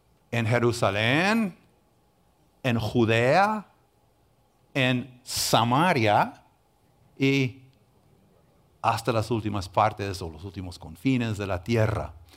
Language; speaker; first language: Spanish; non-native, fluent; English